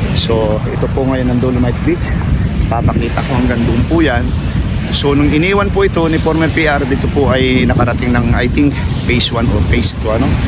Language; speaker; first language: Filipino; non-native, local second language; Bikol